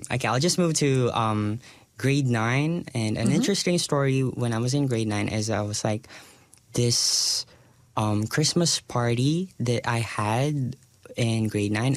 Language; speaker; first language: English; non-native, local second language; Filipino